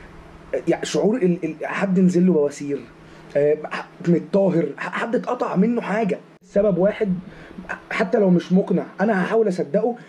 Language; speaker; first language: Arabic; native; Arabic